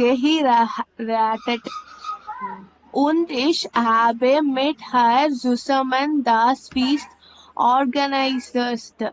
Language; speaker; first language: German; non-native, learner; Tamil